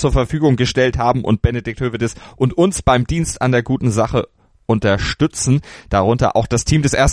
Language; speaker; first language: German; native; German